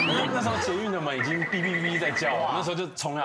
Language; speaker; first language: Chinese; native; Chinese